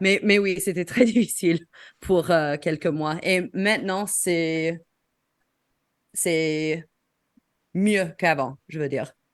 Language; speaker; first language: French; non-native, fluent; English